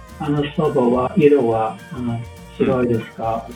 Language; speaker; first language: Japanese; non-native, learner; English